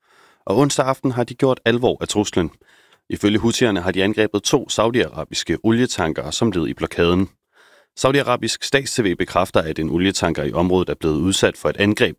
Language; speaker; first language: Danish; native; Danish